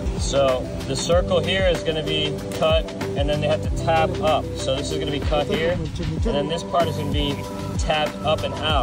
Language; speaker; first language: English; native; English